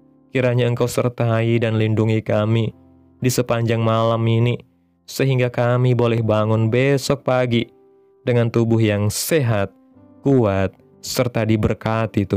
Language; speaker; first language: Indonesian; native; Indonesian